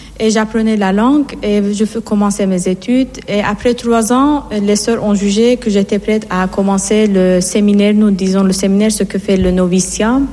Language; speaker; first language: French; non-native, fluent; Persian